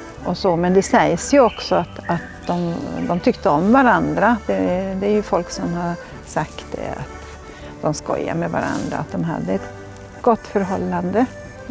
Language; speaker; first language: Swedish; native; Swedish